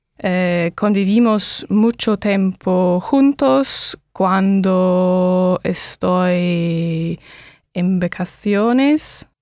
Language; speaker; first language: Spanish; non-native, learner; English